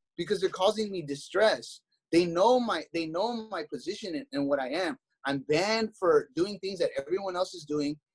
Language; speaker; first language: English; native; English